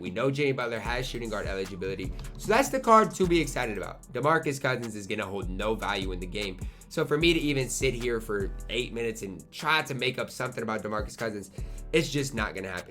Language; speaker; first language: English; native; English